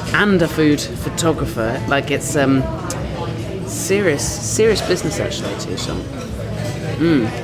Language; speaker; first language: English; native; English